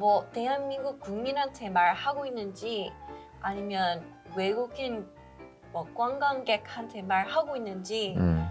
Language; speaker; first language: Korean; non-native, fluent; English